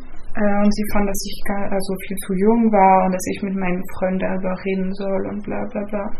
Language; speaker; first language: German; non-native, fluent; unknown